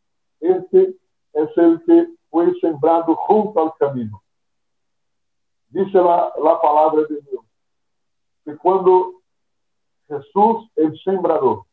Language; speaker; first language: Spanish; non-native, fluent; Portuguese